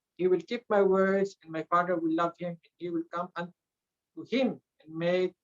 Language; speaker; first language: English; non-native, local second language; Filipino